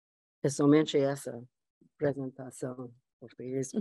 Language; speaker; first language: Portuguese; non-native, fluent; English